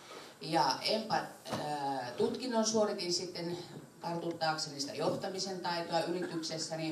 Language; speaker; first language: Finnish; native; Finnish